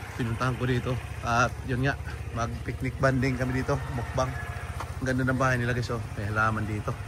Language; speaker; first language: Filipino; native; Filipino